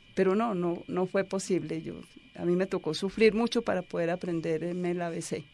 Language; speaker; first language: Spanish; native; Spanish